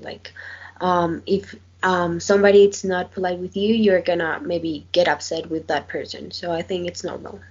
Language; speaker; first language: English; non-native, learner; Spanish